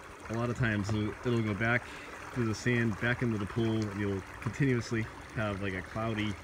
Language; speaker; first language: English; native; English